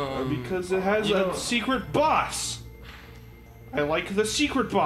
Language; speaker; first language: English; native; English